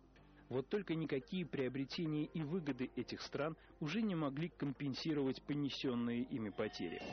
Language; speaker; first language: Russian; native; Russian